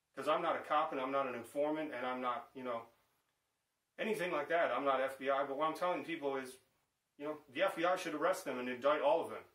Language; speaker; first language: English; native; English